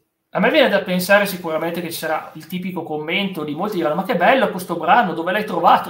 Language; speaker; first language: Italian; native; Italian